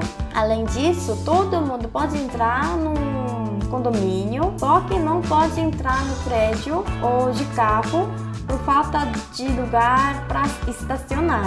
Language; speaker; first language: Portuguese; non-native, fluent; Korean